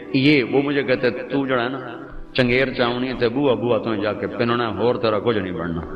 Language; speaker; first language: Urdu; non-native, local second language; Punjabi